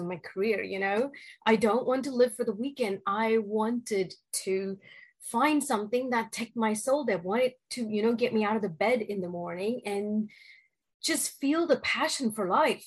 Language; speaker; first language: English; non-native, local second language; Hindi